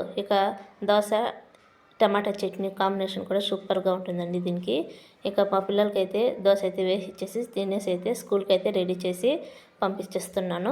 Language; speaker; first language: Telugu; native; Telugu